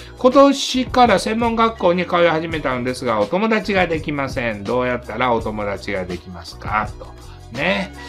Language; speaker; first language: Japanese; native; Japanese